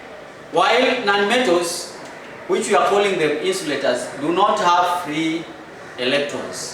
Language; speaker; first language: English; non-native, local second language; Swahili